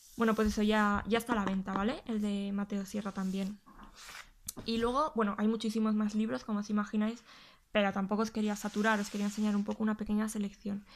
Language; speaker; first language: Spanish; native; Spanish